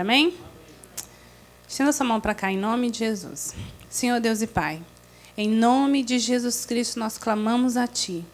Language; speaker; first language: Portuguese; native; Portuguese